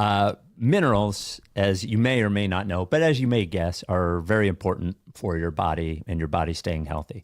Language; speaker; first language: English; native; English